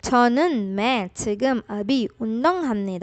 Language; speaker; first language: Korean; non-native, learner; Urdu